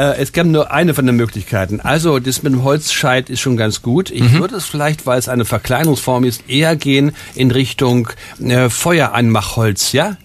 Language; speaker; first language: German; native; German